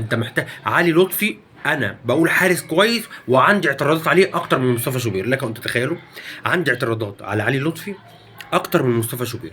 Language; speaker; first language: Arabic; native; Arabic